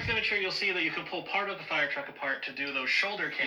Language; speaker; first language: English; native; English